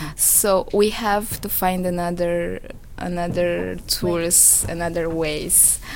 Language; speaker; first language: English; non-native, fluent; Romanian